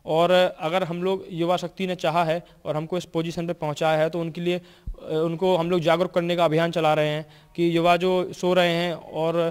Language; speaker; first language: Hindi; native; Hindi